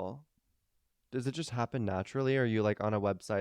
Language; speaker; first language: English; native; English